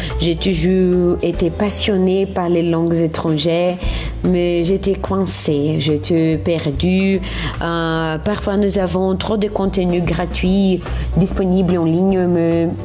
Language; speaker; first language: French; non-native, fluent; Portuguese